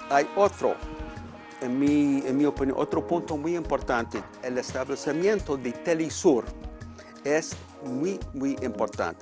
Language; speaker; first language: Spanish; non-native, fluent; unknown